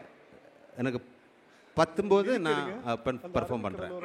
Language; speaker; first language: Tamil; non-native, local second language; Malayalam